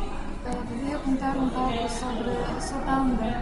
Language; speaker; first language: Portuguese; non-native, fluent; Chinese